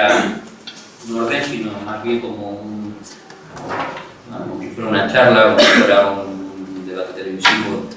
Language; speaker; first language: Spanish; non-native, local second language; Catalan